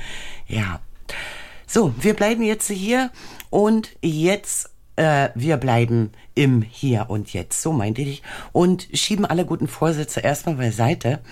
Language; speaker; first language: German; native; German